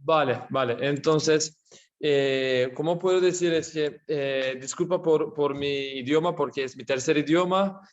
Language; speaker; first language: Spanish; non-native, learner; Turkish